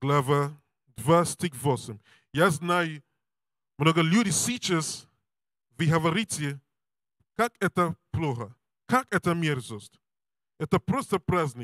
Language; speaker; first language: Russian; non-native, learner; English